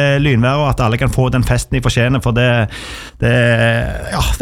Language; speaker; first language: Norwegian; native; Norwegian